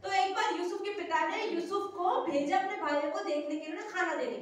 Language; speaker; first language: Hindi; native; Hindi